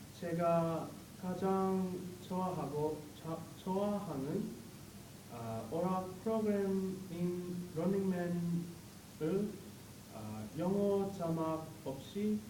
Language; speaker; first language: Korean; non-native, learner; English